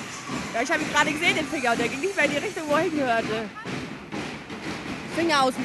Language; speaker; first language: German; native; German